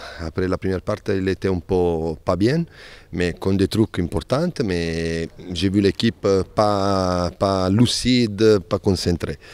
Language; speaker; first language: French; non-native, learner; Italian